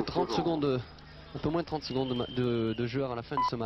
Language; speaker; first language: French; native; French